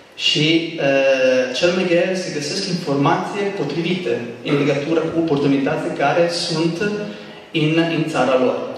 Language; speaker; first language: Romanian; non-native, fluent; Italian